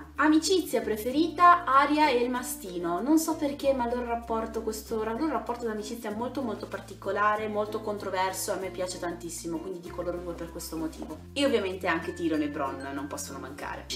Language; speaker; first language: Italian; native; Italian